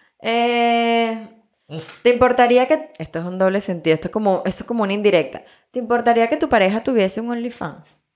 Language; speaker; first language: Spanish; native; Spanish